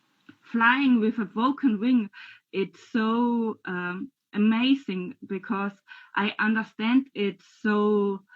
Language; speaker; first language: English; non-native, learner; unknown